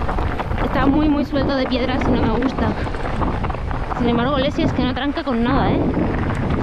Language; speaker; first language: Spanish; native; Spanish